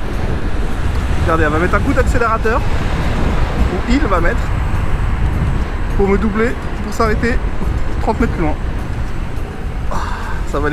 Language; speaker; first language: French; native; French